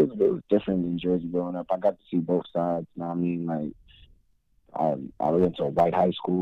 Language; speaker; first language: English; native; English